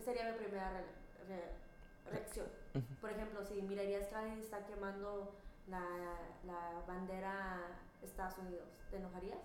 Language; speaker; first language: Spanish; early bilingual, heritage; Spanish